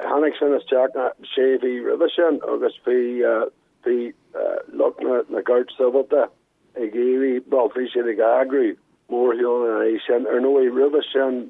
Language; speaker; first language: Irish; non-native, local second language; English